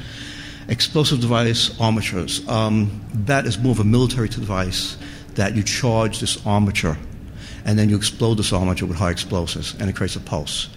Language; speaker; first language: English; native; English